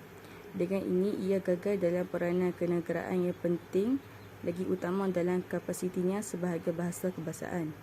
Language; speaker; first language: Malay; native; Malay